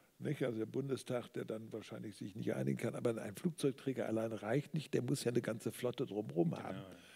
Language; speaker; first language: German; native; German